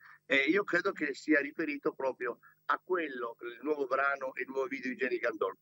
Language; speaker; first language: Italian; native; Italian